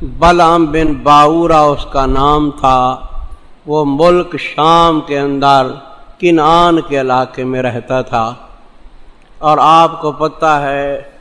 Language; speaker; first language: Urdu; non-native, local second language; Saraiki